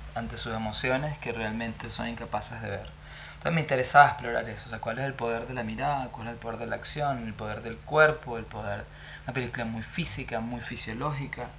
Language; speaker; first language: Spanish; native; Spanish